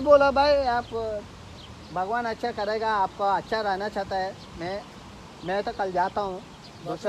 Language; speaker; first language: Hindi; non-native, local second language; Telugu